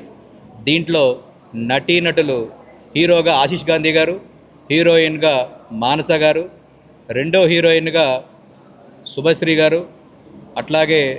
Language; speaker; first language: Telugu; native; Telugu